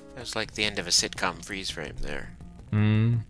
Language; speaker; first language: English; native; English